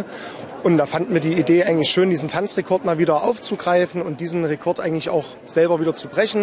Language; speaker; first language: German; native; German